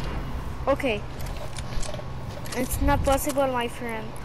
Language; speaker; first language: English; non-native, learner; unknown